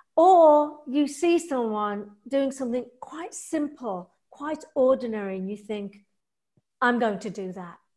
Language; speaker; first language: English; native; English